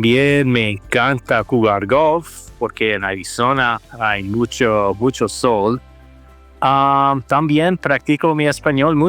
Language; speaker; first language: Spanish; non-native, learner; English